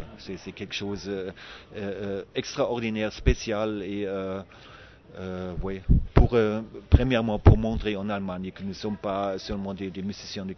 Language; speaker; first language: French; non-native, fluent; German